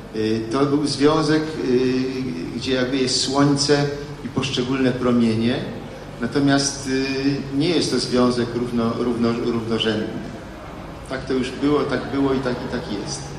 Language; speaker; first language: Polish; native; Polish